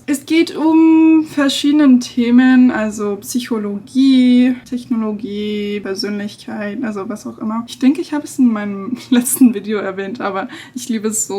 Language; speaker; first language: German; non-native, fluent; English